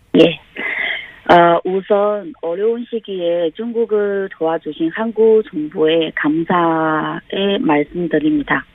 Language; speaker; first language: Korean; non-native, fluent; Chinese